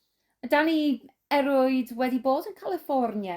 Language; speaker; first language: Welsh; non-native, learner; English